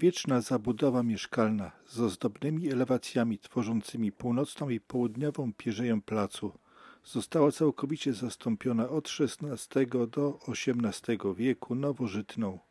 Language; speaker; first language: Polish; native; Polish